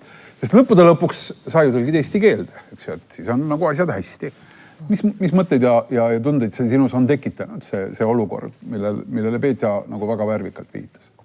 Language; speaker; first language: Estonian; native; Estonian